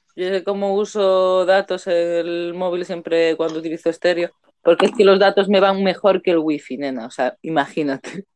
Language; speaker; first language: Spanish; native; Spanish